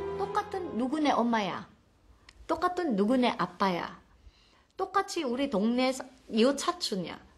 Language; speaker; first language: Korean; non-native, fluent; Filipino